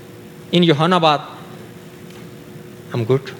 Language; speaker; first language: English; non-native, learner; Urdu